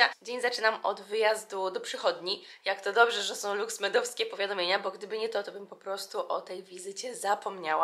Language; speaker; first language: Polish; native; Polish